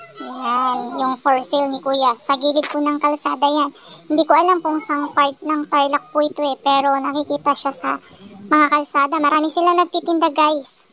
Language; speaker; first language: Filipino; non-native, local second language; Pangasinan